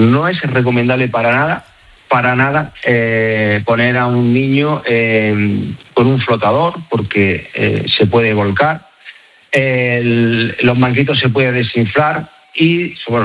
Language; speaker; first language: Spanish; native; Spanish